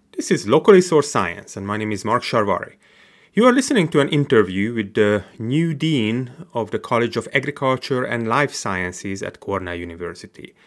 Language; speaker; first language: English; non-native, fluent; Hungarian